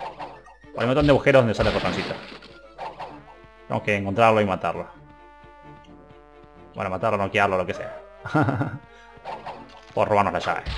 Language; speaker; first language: Spanish; native; Spanish